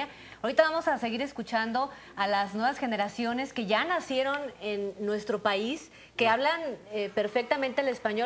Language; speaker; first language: Spanish; native; Spanish